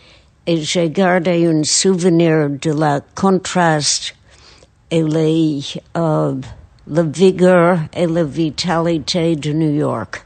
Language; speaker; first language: French; non-native, fluent; English